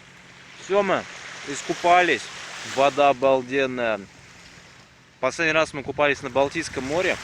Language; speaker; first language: Russian; native; Russian